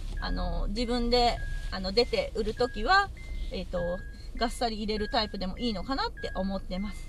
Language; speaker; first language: Japanese; native; Japanese